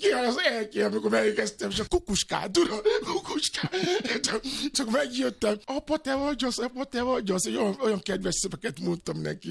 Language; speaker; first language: Hungarian; non-native, learner; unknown